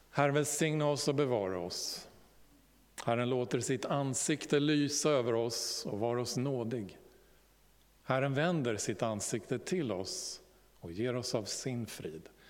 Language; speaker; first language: Swedish; native; Swedish